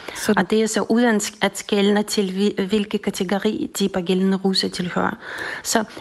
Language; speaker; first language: Danish; non-native, fluent; Russian